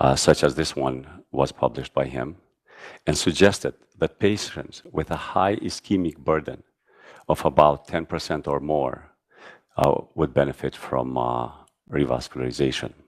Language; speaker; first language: English; non-native, fluent; Albanian